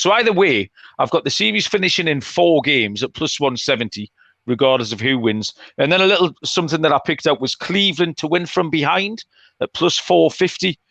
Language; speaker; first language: English; native; English